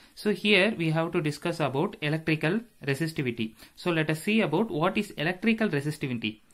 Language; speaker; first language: English; non-native, local second language; Tamil